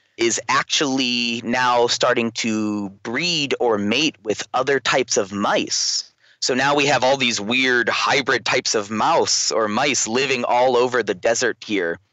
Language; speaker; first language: English; native; English